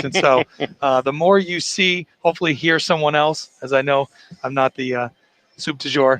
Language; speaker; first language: English; native; English